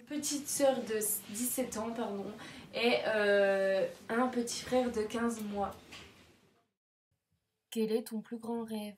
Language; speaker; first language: French; native; French